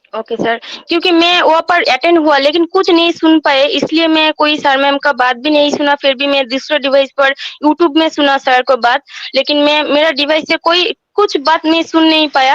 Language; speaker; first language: Hindi; non-native, local second language; Bangla